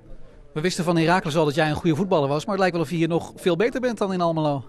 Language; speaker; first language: Dutch; native; Dutch